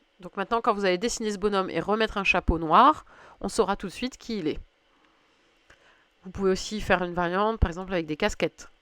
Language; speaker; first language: French; native; French